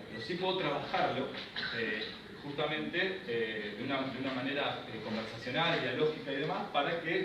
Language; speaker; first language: Spanish; native; Spanish